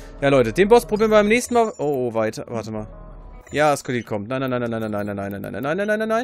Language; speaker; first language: German; native; German